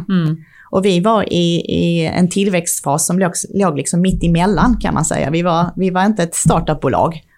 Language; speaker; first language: Swedish; early bilingual, other home language; Czech